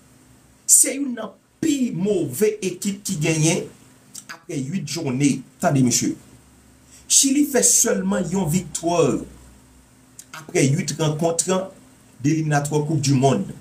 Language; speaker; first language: French; non-native, local second language; Haitian Creole